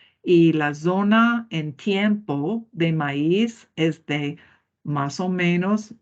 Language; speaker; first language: Spanish; non-native, fluent; English